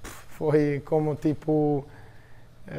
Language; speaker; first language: Portuguese; non-native, fluent; Croatian